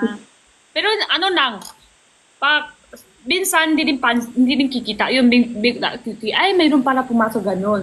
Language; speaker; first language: Filipino; non-native, learner; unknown